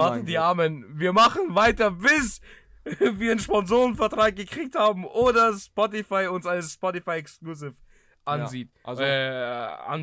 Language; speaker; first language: German; early bilingual, other home language; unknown